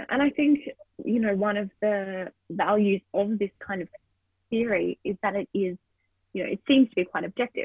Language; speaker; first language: English; native; English